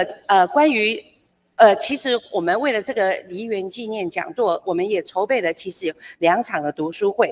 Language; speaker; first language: Chinese; native; Chinese